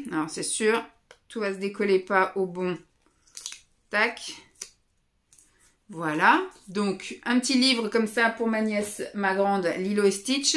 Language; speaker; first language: French; native; French